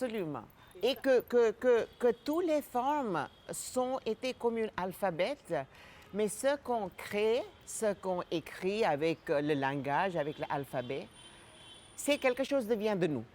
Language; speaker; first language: French; non-native, fluent; Gujarati